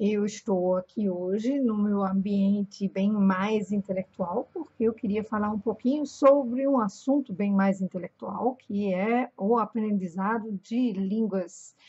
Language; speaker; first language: Portuguese; non-native, fluent; German